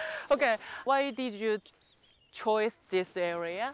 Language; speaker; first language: English; non-native, learner; Korean